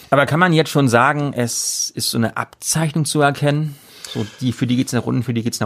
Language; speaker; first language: German; native; German